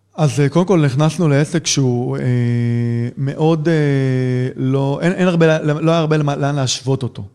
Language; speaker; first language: Hebrew; native; Hebrew